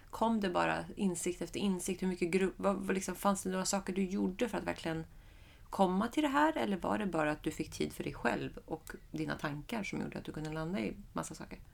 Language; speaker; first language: Swedish; early bilingual, other home language; Persian